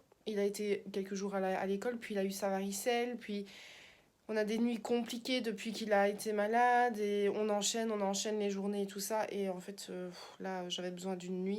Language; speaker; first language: French; native; French